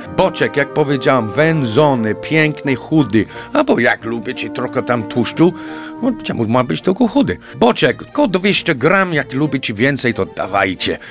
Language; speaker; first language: Polish; non-native, fluent; English